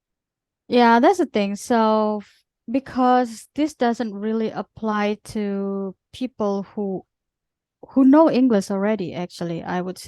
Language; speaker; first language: English; non-native, fluent; Indonesian